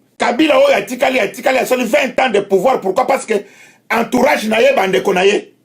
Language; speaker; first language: Lingala; non-native, local second language; Luba-Lulua